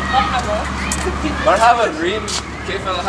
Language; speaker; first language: Arabic; non-native, learner; English